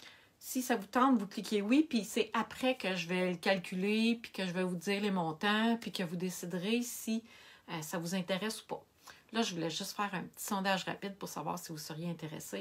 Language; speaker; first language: French; native; French